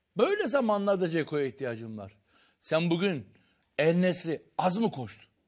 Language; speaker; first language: Turkish; native; Turkish